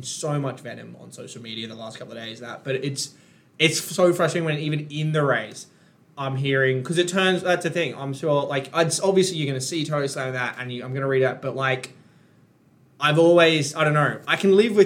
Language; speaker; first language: English; native; English